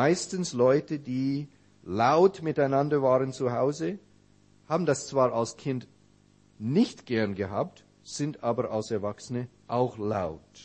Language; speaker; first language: German; non-native, fluent; English